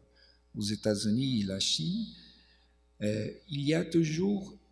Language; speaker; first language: French; non-native, fluent; Portuguese